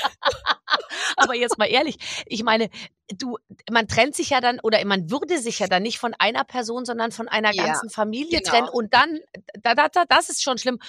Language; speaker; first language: German; native; German